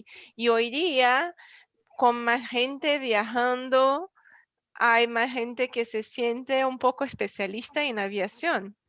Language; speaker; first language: Spanish; non-native, fluent; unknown